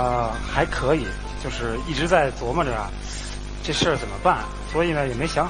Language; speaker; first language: Chinese; native; Chinese